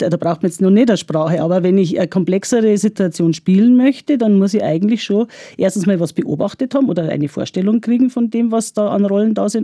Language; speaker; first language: German; native; German